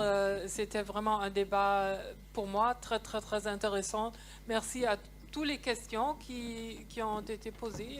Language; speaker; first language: French; non-native, fluent; German